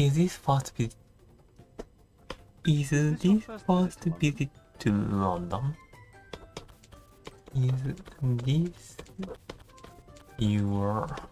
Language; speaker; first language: English; non-native, learner; Japanese